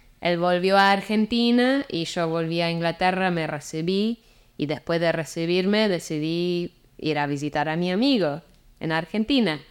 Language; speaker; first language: Spanish; non-native, fluent; English